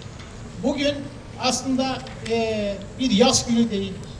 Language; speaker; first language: Turkish; native; Turkish